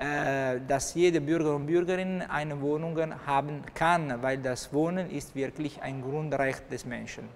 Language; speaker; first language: German; non-native, local second language; Italian